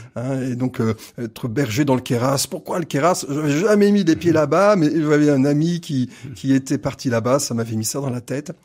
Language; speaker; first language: French; native; French